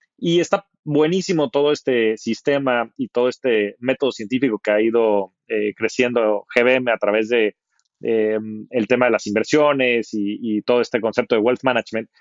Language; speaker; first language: Spanish; native; Spanish